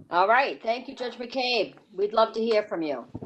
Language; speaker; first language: English; native; English